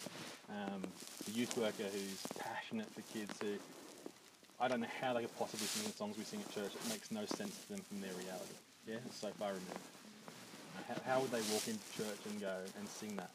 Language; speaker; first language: English; native; English